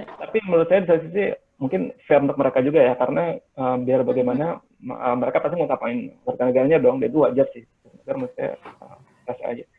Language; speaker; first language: Indonesian; native; Indonesian